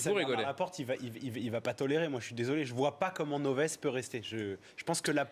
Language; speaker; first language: French; native; French